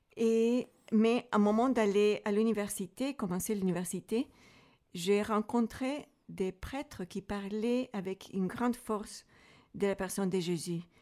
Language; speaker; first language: French; non-native, fluent; Spanish